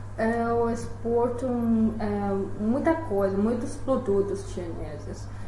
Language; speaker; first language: Portuguese; non-native, fluent; Chinese